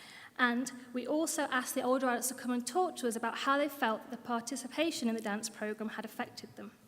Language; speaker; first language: English; native; English